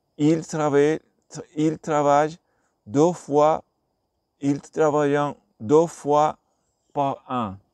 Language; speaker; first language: French; non-native, learner; Spanish